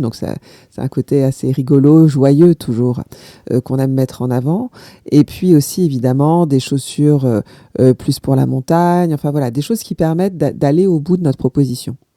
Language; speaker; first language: French; native; French